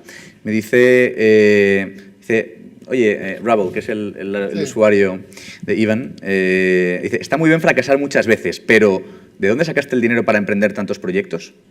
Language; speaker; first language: Spanish; native; Spanish